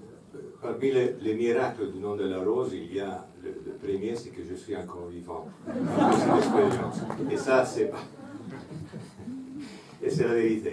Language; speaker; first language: French; non-native, fluent; Italian